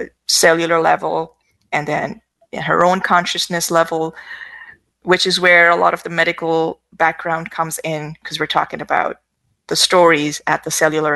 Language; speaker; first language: English; non-native, local second language; Urdu